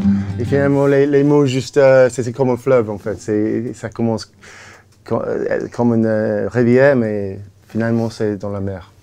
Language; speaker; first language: French; non-native, fluent; English